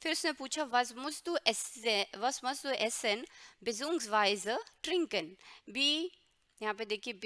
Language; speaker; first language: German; non-native, fluent; Hindi